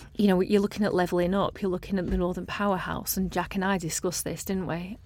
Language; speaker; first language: English; native; English